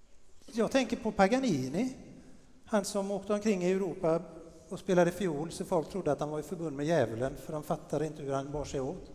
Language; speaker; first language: Swedish; native; Swedish